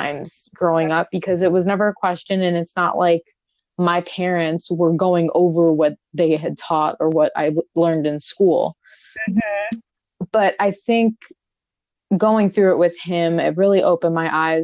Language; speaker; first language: English; native; English